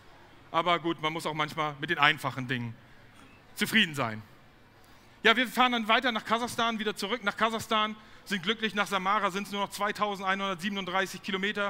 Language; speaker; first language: German; native; German